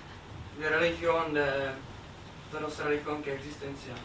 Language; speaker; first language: Spanish; non-native, learner; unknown